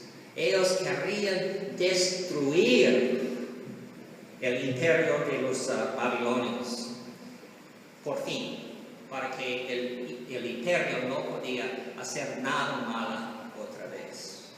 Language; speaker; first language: Spanish; non-native, learner; English